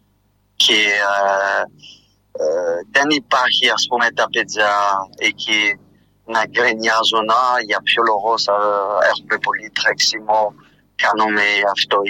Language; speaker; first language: Greek; non-native, fluent; French